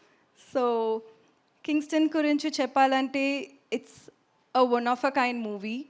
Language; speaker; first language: Telugu; non-native, learner; Tamil